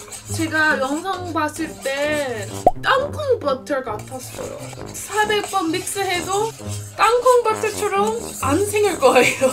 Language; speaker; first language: Korean; non-native, learner; English